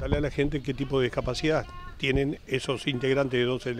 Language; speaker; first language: Spanish; native; Spanish